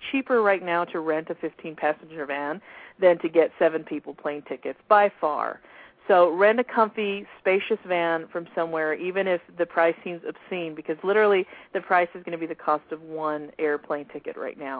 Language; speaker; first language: English; native; English